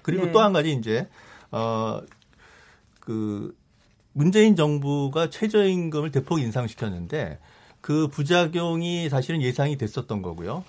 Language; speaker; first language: Korean; native; Korean